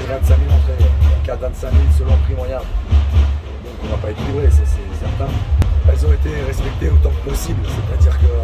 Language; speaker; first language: French; native; French